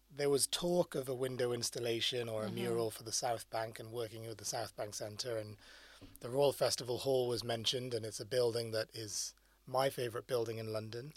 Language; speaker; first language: English; native; English